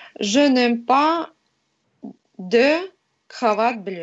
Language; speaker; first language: French; non-native, learner; Russian